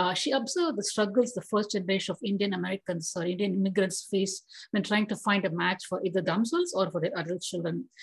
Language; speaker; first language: English; non-native, local second language; Tamil